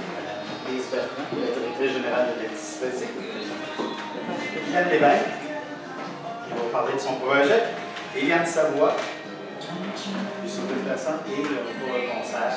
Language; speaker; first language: French; native; French